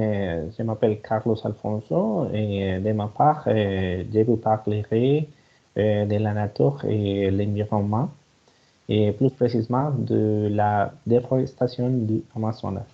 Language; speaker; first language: French; non-native, learner; Spanish